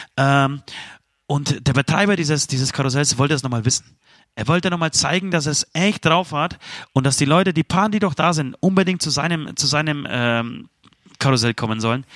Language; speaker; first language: German; early bilingual, other home language; Polish